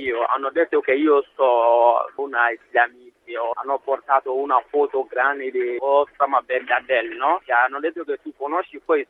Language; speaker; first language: Italian; non-native, learner; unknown